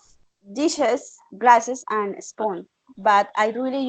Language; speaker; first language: English; non-native, learner; Spanish